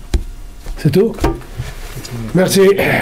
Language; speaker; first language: French; non-native, learner; Italian